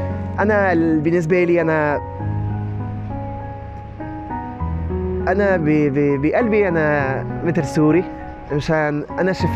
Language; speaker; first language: Arabic; non-native, learner; French